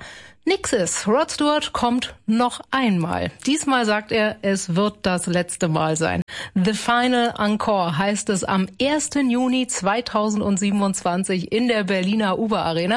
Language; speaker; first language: German; native; German